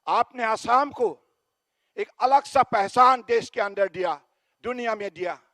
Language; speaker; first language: Hindi; non-native, local second language; Assamese